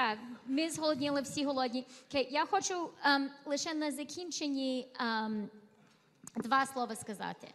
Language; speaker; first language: Ukrainian; early bilingual, heritage; Ukrainian